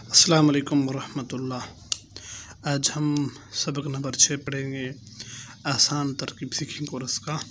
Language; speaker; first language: Urdu; non-native, local second language; Pashto